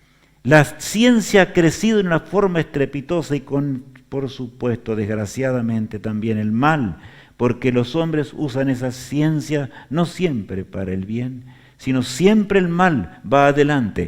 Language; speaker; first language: Spanish; native; Spanish